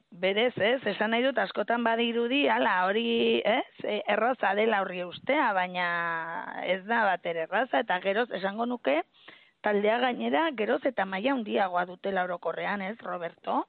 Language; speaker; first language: Basque; native; Basque